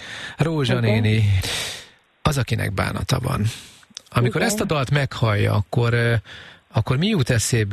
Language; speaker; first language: Hungarian; native; Hungarian